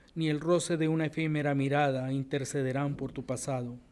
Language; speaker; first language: Spanish; native; Spanish